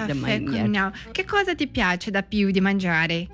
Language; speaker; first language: Italian; non-native, learner; Portuguese